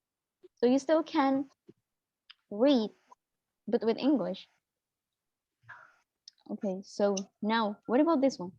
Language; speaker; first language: English; non-native, fluent; Indonesian